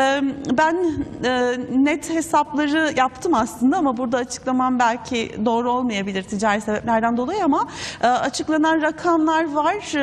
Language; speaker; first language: Turkish; native; Turkish